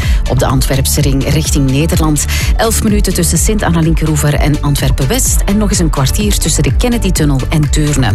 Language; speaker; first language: Dutch; native; Dutch